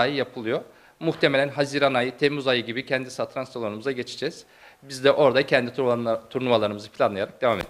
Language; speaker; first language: Turkish; native; Turkish